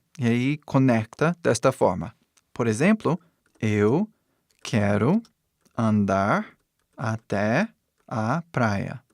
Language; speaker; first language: Portuguese; non-native, fluent; English